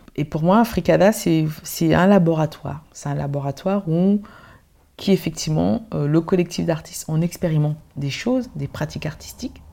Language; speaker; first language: French; early bilingual, other home language; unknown